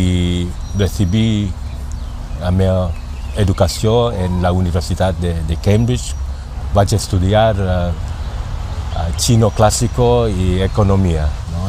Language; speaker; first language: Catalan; non-native, learner; Thai